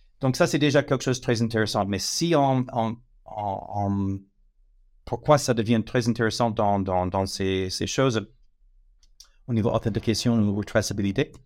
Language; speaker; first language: French; non-native, fluent; English